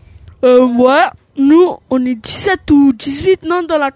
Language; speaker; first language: French; early bilingual, other home language; Albanian